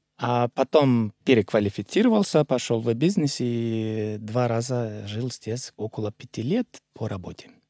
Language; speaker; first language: Russian; non-native, fluent; Icelandic